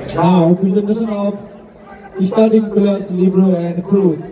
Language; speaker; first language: English; non-native, local second language; Nepali